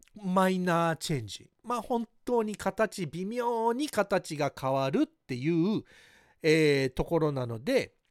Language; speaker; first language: Japanese; early bilingual, heritage; Japanese